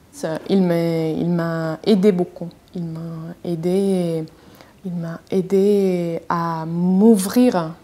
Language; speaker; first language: French; non-native, fluent; Italian